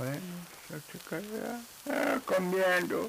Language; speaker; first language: Spanish; non-native, local second language; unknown